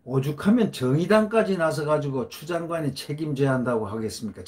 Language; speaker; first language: Korean; native; Korean